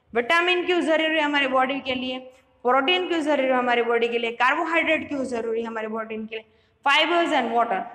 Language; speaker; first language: Hindi; non-native, local second language; Gujarati